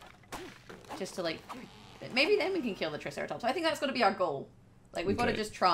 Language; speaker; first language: English; native; English